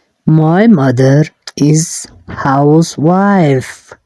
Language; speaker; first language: English; non-native, learner; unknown